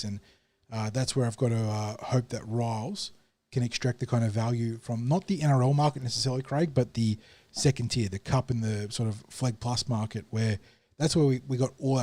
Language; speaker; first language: English; native; English